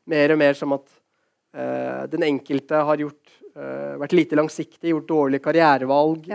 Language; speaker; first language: Norwegian; native; Norwegian